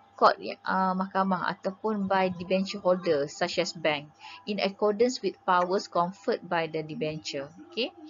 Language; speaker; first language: English; non-native, local second language; Malay